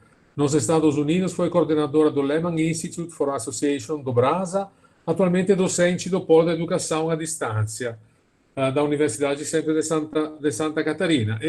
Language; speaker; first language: Portuguese; non-native, fluent; Italian